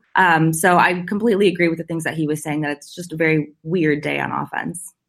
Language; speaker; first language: English; native; English